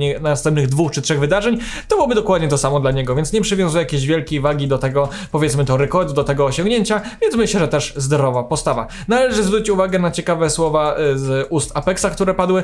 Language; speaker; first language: Polish; native; Polish